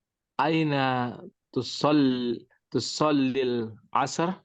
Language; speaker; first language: Arabic; non-native, learner; Indonesian